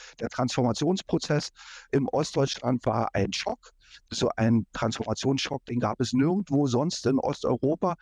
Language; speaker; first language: German; native; German